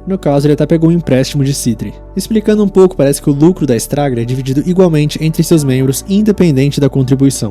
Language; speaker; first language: Portuguese; native; Portuguese